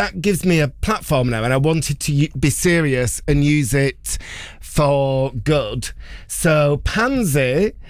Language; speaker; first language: English; native; English